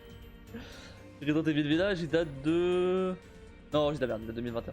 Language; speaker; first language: French; native; French